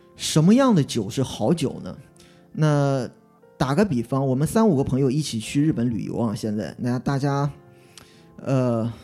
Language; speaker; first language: Chinese; native; Chinese